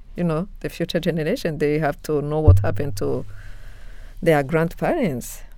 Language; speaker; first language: English; non-native, local second language; Kinyarwanda